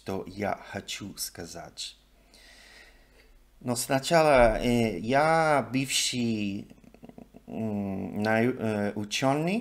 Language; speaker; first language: Russian; non-native, learner; English